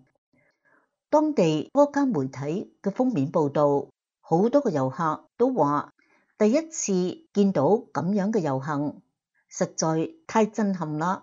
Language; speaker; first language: Chinese; non-native, local second language; Cantonese